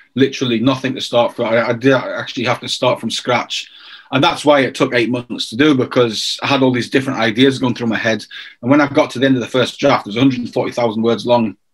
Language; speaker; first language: English; native; English